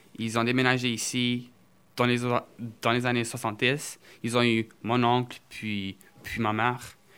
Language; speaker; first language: French; early bilingual, other home language; Portuguese